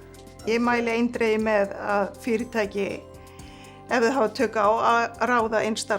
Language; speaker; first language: Icelandic; native; Icelandic